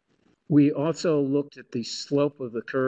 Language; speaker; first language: English; native; English